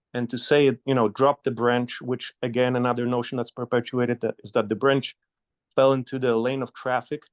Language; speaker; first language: English; non-native, fluent; Polish